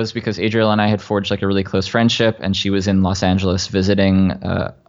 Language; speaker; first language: English; native; English